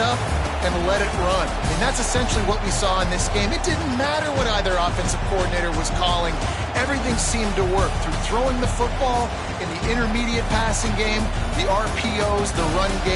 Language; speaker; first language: English; native; English